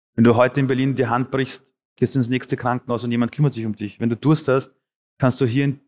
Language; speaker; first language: German; early bilingual, other home language; Persian